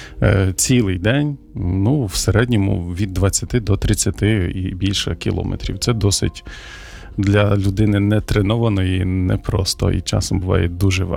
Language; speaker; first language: Ukrainian; native; Ukrainian